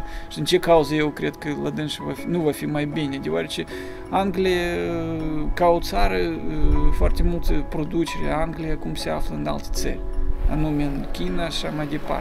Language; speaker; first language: Romanian; non-native, local second language; Russian